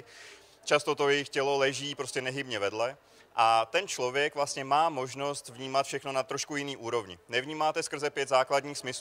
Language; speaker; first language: Czech; native; Czech